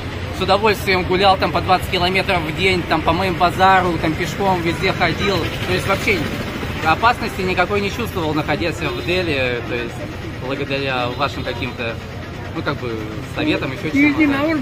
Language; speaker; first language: Russian; native; Russian